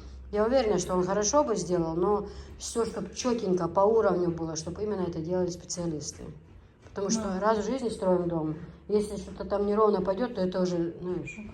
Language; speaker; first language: Russian; non-native, local second language; Chechen